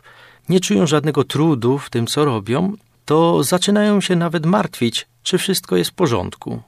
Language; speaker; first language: Polish; native; Polish